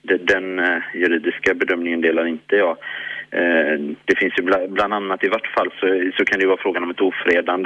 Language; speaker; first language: Swedish; native; Swedish